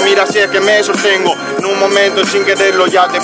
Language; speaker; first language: Spanish; native; Spanish